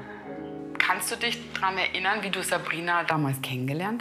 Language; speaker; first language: German; native; German